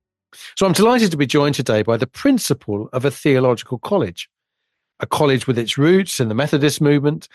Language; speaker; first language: English; native; English